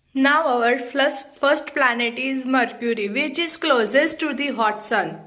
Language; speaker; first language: English; non-native, local second language; Hindi